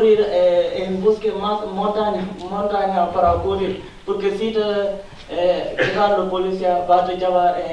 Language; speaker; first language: Spanish; non-native, learner; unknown